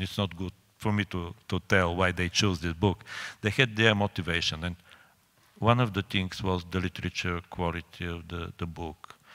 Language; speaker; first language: English; non-native, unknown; Bulgarian